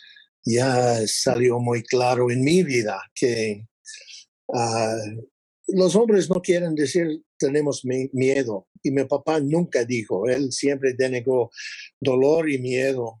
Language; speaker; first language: Spanish; non-native, fluent; English